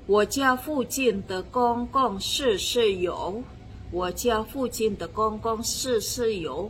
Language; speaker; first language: Chinese; non-native, learner; Indonesian